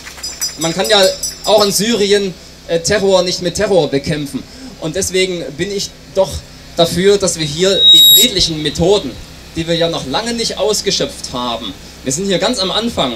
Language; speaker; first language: German; native; German